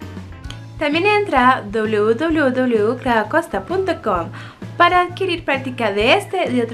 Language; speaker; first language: Spanish; native; Spanish